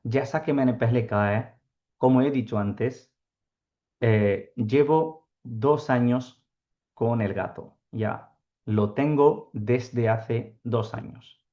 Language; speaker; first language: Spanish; non-native, fluent; Urdu